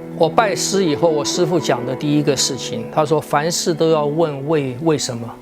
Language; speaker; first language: Chinese; native; Chinese